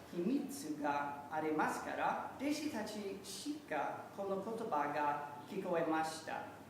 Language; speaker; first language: Japanese; non-native, learner; English